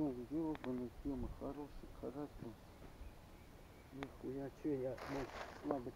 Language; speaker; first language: Russian; native; Russian